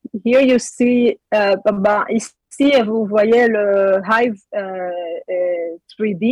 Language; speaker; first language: French; non-native, learner; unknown